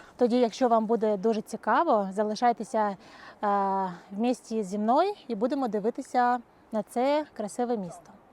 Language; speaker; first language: Ukrainian; non-native, local second language; Russian